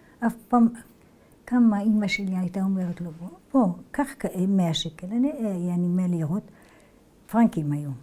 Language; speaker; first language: Hebrew; early bilingual, other home language; Arabic